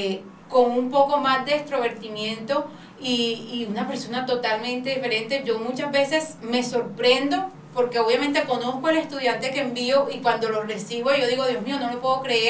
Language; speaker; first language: Spanish; native; Spanish